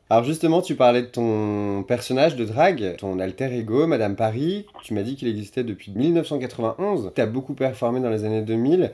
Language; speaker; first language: French; native; French